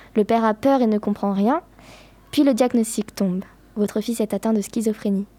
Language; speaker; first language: French; native; French